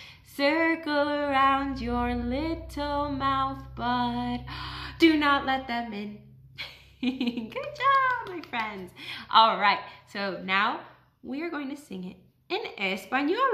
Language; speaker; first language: English; native; English